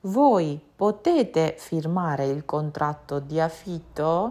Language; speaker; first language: Italian; non-native, fluent; Georgian